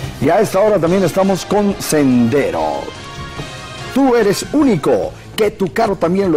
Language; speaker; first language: Spanish; native; Spanish